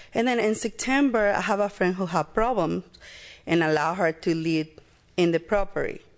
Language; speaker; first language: English; non-native, learner; Spanish